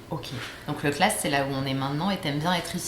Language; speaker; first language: French; native; French